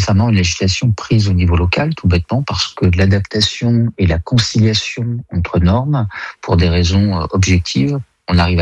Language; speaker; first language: French; native; French